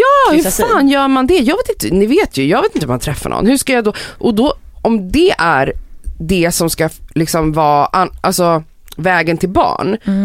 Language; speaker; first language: Swedish; native; Swedish